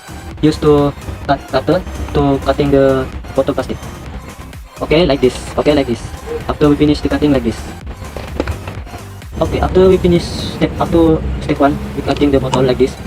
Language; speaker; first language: English; non-native, local second language; Malay